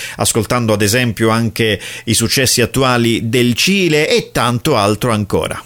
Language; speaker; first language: Italian; native; Italian